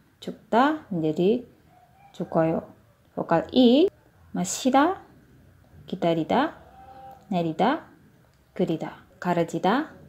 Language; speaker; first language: Korean; non-native, local second language; Indonesian